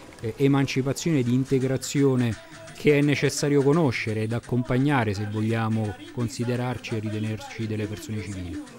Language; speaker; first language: Italian; native; Italian